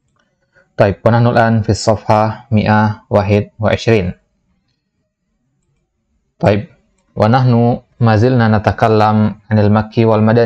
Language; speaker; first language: Arabic; non-native, fluent; Indonesian